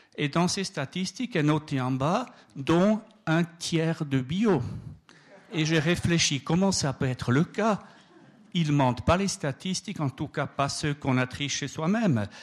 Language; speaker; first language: French; native; French